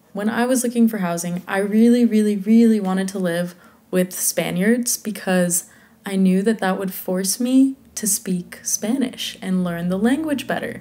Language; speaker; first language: English; native; English